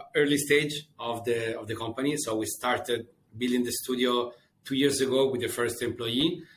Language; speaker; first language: English; non-native, fluent; Italian